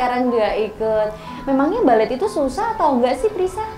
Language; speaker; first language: Indonesian; native; Indonesian